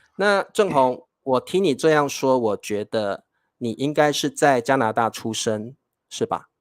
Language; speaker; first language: Chinese; native; Chinese